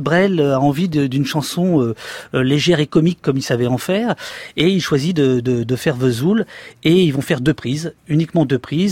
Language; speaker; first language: French; native; French